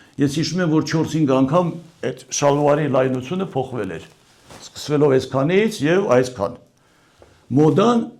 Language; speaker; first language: Armenian; native; Armenian